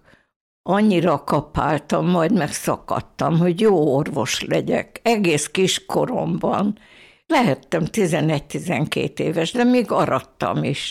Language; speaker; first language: Hungarian; native; Hungarian